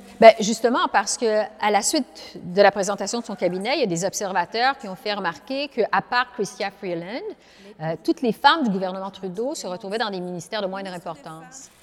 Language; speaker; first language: French; native; French